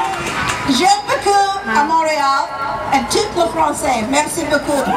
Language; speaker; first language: French; non-native, learner; English